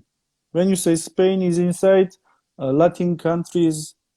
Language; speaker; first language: English; non-native, fluent; Turkish